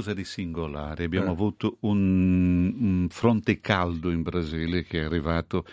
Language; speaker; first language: Italian; non-native, fluent; Portuguese